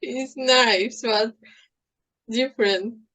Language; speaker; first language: English; non-native, fluent; Turkish